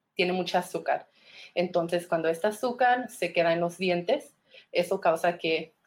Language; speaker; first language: Spanish; early bilingual, heritage; Spanish